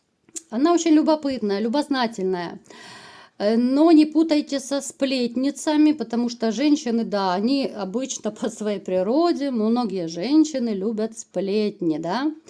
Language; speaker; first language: Russian; native; Russian